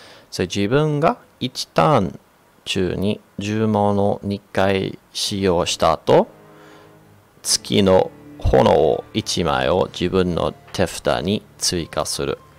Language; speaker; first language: Japanese; non-native, fluent; English